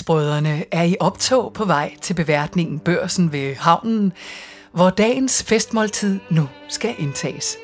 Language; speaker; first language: Danish; native; Danish